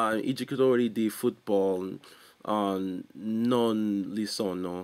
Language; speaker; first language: Italian; non-native, learner; English